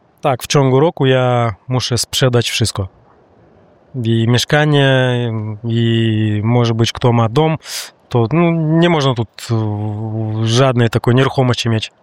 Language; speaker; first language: Polish; non-native, learner; Russian